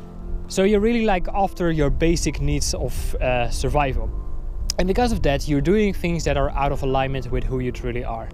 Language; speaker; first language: English; non-native, fluent; Dutch